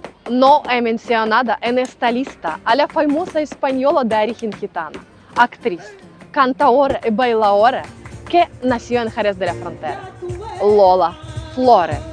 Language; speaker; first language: Spanish; non-native, fluent; Ukrainian